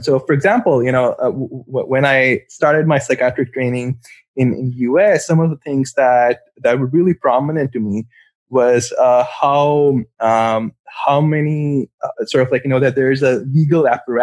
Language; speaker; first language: English; non-native, local second language; Urdu